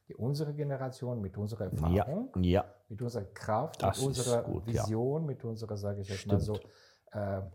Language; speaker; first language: German; non-native, fluent; Hebrew